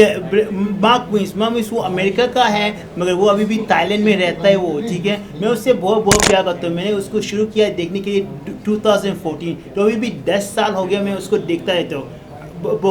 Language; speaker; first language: Hindi; non-native, learner; Arabic